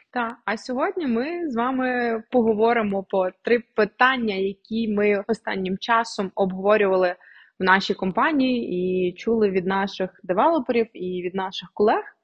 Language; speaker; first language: Ukrainian; non-native, local second language; Russian